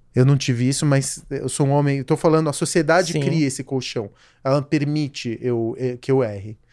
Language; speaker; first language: Portuguese; native; Portuguese